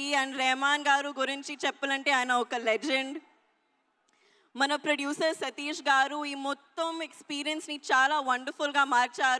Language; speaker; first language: Telugu; non-native, learner; Hindi